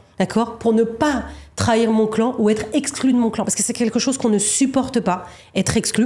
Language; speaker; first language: French; native; French